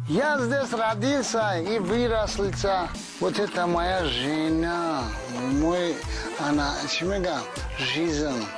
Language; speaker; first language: Russian; non-native, learner; Tajik